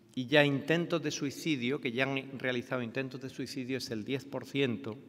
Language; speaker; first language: Spanish; native; Spanish